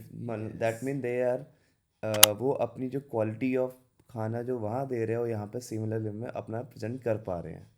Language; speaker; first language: Hindi; native; Hindi